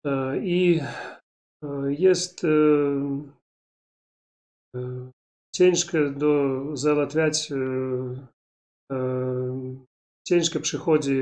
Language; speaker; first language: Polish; non-native, learner; Belarusian